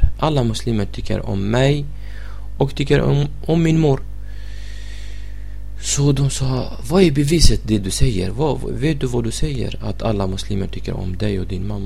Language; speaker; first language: Swedish; non-native, fluent; Arabic